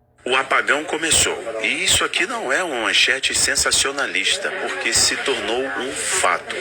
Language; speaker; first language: Portuguese; native; Portuguese